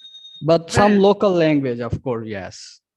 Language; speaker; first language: English; non-native, local second language; Urdu